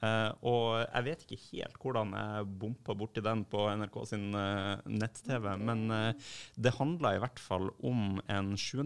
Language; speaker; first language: Norwegian; native; Norwegian